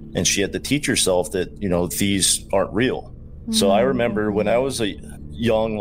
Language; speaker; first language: English; native; English